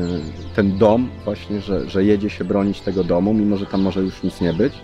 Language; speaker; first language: Polish; native; Polish